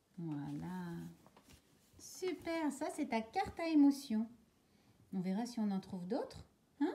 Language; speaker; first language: French; native; French